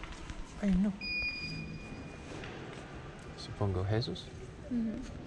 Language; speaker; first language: Spanish; non-native, learner; Swedish